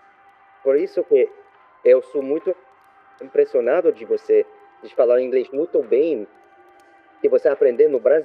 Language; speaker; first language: Portuguese; non-native, learner; French